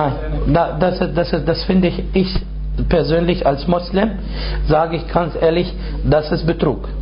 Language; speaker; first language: German; non-native, fluent; Arabic